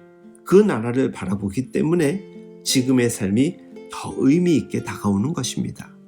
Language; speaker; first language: Korean; native; Korean